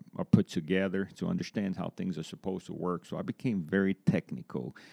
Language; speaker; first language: English; non-native, fluent; Portuguese